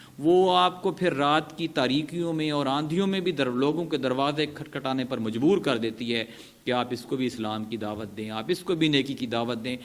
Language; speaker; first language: Urdu; non-native, local second language; Punjabi